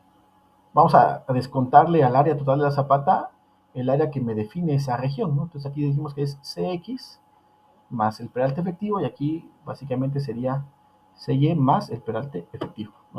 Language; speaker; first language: Spanish; native; Spanish